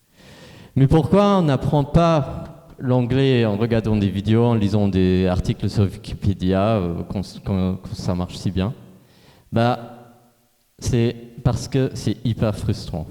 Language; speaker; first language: French; non-native, fluent; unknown